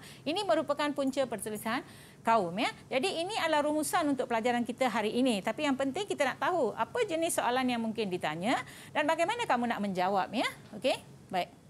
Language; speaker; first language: Malay; non-native, local second language; Tamil